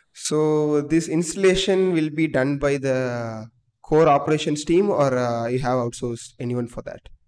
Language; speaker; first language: English; non-native, local second language; Tamil